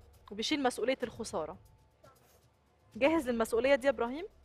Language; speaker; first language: Arabic; native; Arabic